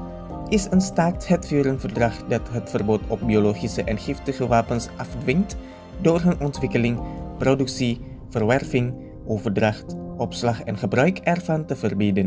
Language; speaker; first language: Dutch; non-native, fluent; Indonesian